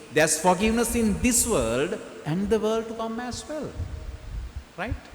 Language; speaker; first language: English; non-native, local second language; Sinhala